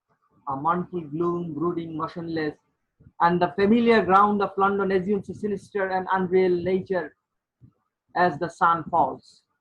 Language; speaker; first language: English; non-native, local second language; Bangla